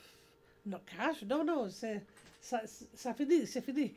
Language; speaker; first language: French; non-native, learner; English